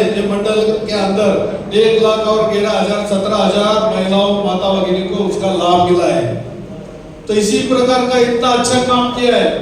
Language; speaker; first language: Hindi; non-native, local second language; Marathi